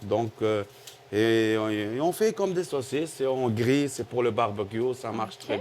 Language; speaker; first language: French; non-native, local second language; Arabic